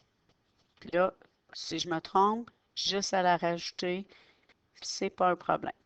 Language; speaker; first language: French; native; French